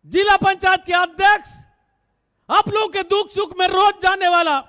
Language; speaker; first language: Hindi; native; Hindi